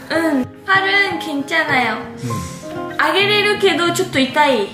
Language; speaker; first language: Korean; non-native, fluent; Japanese